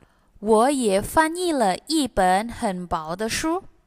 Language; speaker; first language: Chinese; non-native, fluent; Indonesian